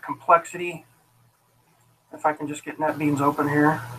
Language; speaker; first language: English; native; English